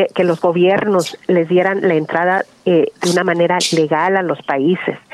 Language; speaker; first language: Spanish; early bilingual, heritage; Spanish